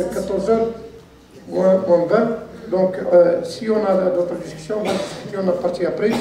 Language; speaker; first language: French; non-native, local second language; Arabic